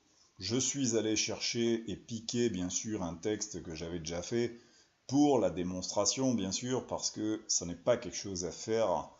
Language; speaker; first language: French; native; French